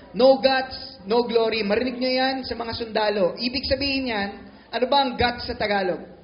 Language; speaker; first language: Filipino; native; Filipino